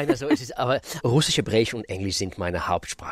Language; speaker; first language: German; non-native, fluent; Russian